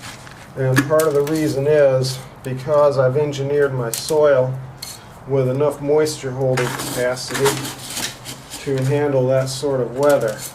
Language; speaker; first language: English; native; English